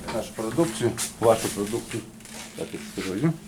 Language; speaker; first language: Russian; native; Russian